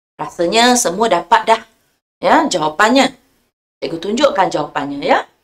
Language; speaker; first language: Malay; non-native, local second language; Chinese